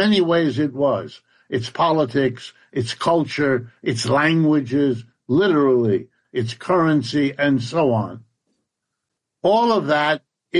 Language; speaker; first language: English; early bilingual, other home language; German